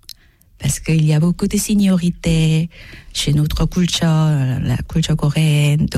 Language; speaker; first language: French; non-native, learner; Korean